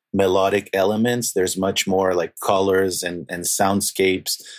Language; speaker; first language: English; non-native, fluent; Portuguese